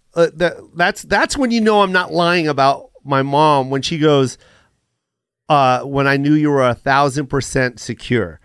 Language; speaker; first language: English; early bilingual, other home language; Filipino